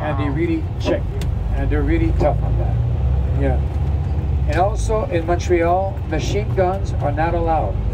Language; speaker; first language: English; non-native, fluent; French